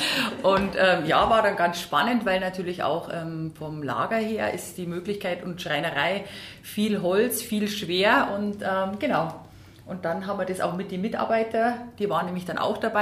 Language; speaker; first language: German; native; German